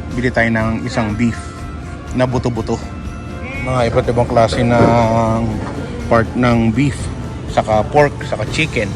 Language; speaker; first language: Filipino; non-native, local second language; Pampanga